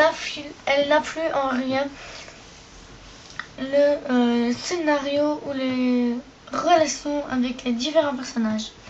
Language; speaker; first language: French; native; French